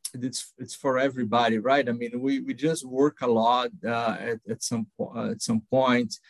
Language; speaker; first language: English; non-native, fluent; Portuguese